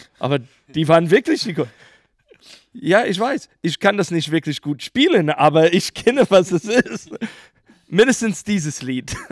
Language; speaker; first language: German; non-native, learner; English